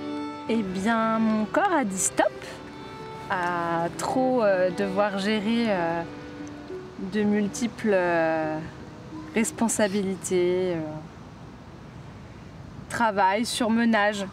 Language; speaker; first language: French; native; French